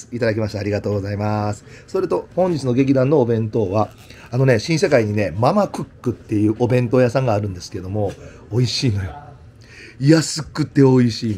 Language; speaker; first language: Japanese; native; Japanese